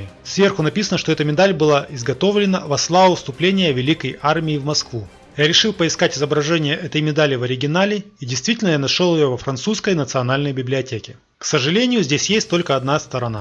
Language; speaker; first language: Russian; native; Russian